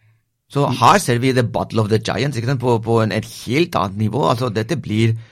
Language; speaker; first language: Norwegian; non-native, fluent; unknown